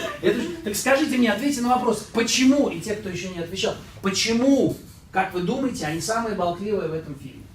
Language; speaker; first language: Russian; non-native, fluent; French